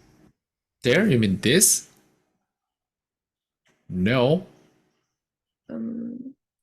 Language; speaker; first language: English; non-native, fluent; Korean